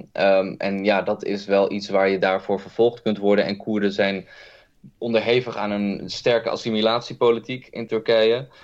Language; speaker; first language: Dutch; early bilingual, other home language; Kurdish